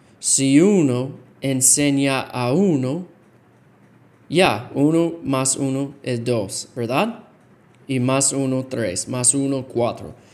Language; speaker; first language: Spanish; non-native, fluent; English